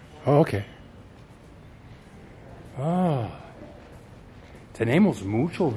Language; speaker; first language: Spanish; non-native, learner; English